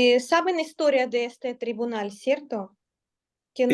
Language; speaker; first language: Spanish; non-native, learner; Russian